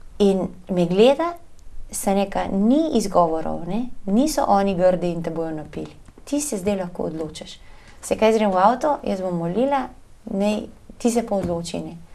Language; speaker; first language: Slovenian; native; Slovenian